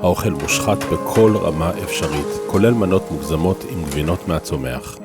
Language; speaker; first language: Hebrew; native; Hebrew